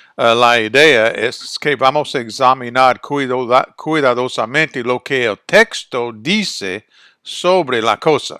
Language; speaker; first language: Spanish; non-native, fluent; English